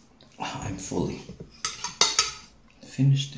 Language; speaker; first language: English; non-native, learner; Filipino